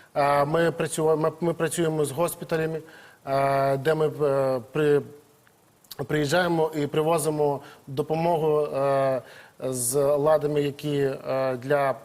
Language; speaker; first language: Ukrainian; native; Ukrainian